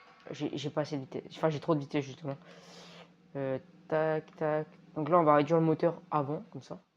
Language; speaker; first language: French; native; French